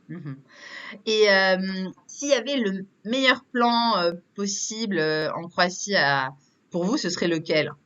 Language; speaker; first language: French; native; French